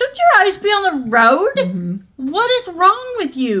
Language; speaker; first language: English; native; English